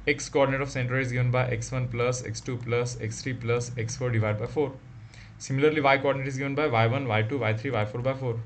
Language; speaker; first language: English; non-native, local second language; Marathi